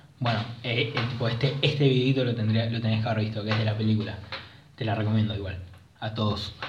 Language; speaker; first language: Spanish; native; Spanish